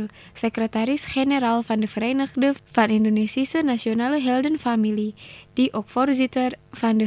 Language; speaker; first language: Dutch; non-native, learner; Indonesian